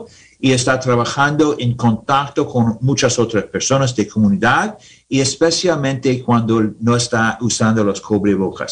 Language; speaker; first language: Spanish; non-native, learner; English